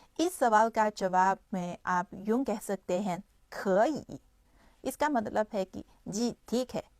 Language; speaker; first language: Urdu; non-native, fluent; Chinese